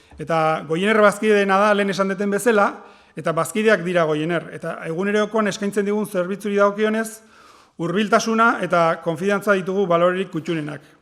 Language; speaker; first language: Basque; native; Basque